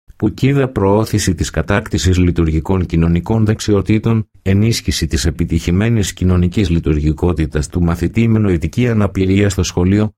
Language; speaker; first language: Greek; native; Greek